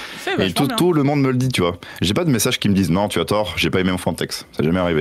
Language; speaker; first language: French; native; French